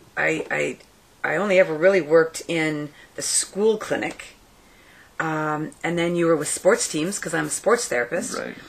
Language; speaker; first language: English; native; English